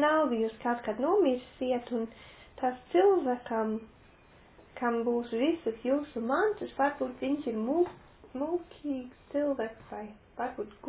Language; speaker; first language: Latvian; non-native, local second language; Russian